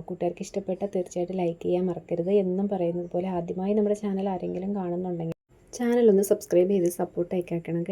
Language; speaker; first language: Malayalam; native; Malayalam